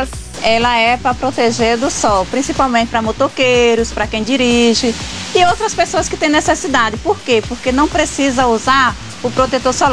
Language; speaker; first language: Portuguese; native; Portuguese